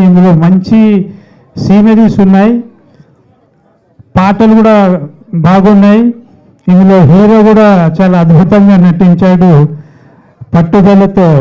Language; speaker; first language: Telugu; native; Telugu